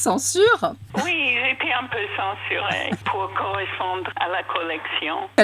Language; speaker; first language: French; non-native, fluent; English